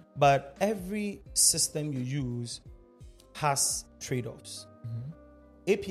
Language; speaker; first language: English; non-native, local second language; Akan